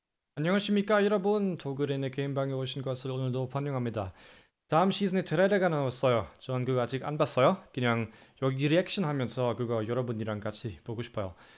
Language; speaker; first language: Korean; non-native, fluent; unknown